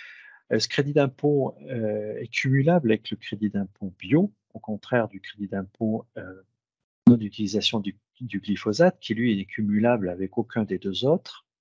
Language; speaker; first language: French; native; French